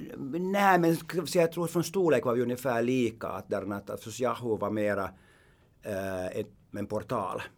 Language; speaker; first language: Swedish; non-native, local second language; Finnish